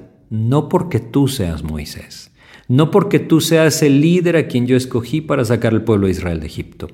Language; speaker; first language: Spanish; native; Spanish